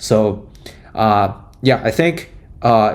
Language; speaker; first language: English; non-native, fluent; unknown